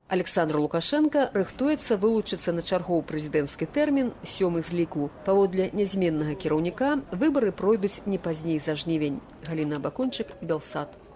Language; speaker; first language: Belarusian; native; Belarusian